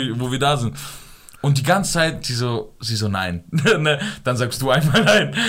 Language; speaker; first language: German; early bilingual, other home language; Persian